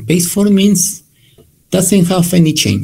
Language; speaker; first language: English; non-native, learner; Spanish